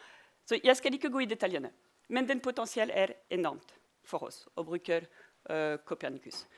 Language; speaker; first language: Norwegian; non-native, fluent; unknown